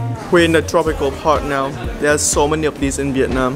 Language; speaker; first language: English; non-native, fluent; Vietnamese